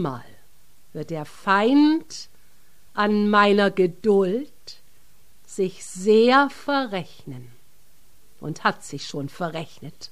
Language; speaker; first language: German; native; German